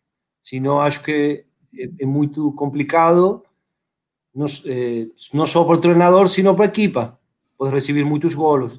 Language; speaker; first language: Portuguese; non-native, fluent; Spanish